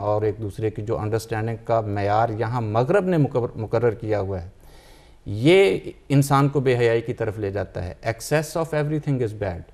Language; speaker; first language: Urdu; native; Urdu